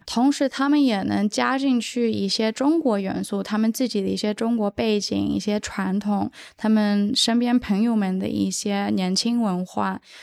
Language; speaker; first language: Chinese; early bilingual, heritage; Chinese